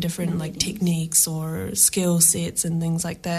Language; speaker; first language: English; native; English